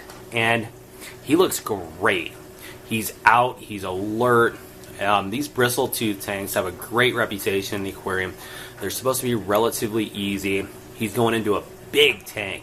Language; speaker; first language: English; native; English